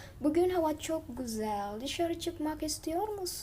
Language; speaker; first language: Turkish; non-native, fluent; Indonesian